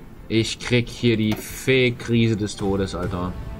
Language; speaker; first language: German; native; German